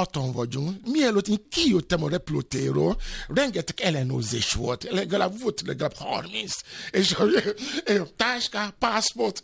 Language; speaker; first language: Hungarian; non-native, fluent; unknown